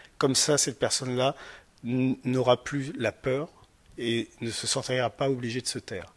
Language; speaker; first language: French; native; French